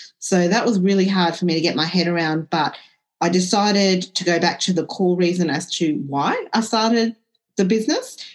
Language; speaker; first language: English; early bilingual, other home language; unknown